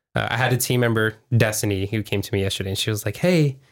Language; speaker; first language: English; native; English